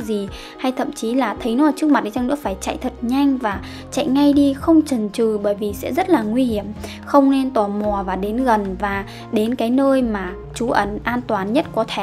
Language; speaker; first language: Vietnamese; native; Vietnamese